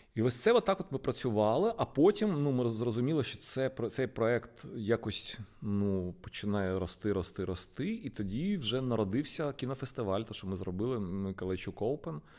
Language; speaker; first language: Ukrainian; non-native, local second language; Russian